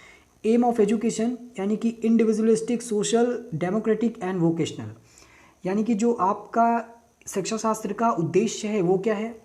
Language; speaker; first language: Hindi; native; Hindi